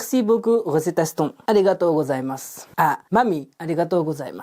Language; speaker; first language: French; non-native, learner; Uzbek